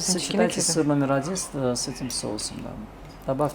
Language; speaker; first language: Russian; native; Russian